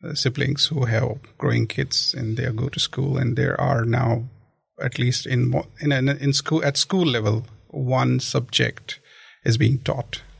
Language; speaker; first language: English; non-native, local second language; Kashmiri